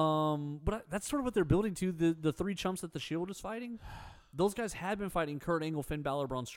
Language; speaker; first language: English; native; English